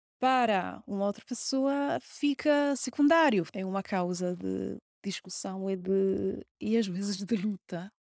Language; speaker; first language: Portuguese; non-native, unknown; Italian